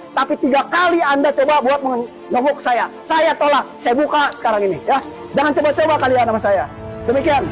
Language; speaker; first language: Indonesian; native; Indonesian